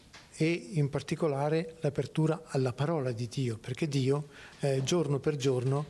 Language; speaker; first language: Italian; native; Italian